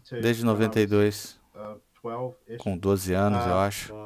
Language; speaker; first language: Portuguese; non-native, learner; English